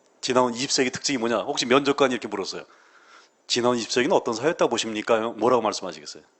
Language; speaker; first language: Korean; native; Korean